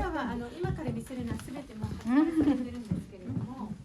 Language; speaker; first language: Japanese; native; Japanese